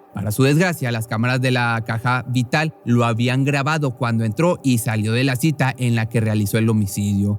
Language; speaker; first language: Spanish; native; Spanish